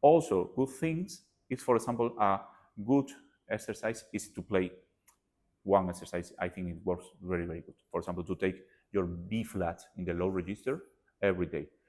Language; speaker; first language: English; non-native, learner; Spanish